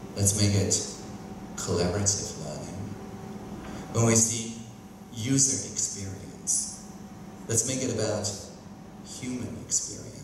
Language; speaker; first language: English; non-native, fluent; Chinese